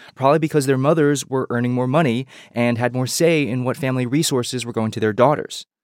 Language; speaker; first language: English; early bilingual, other home language; Chinese